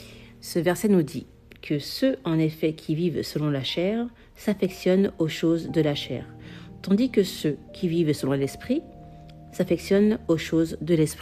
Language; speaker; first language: French; native; French